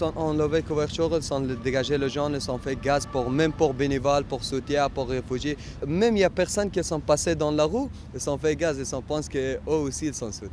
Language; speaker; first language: French; non-native, learner; Persian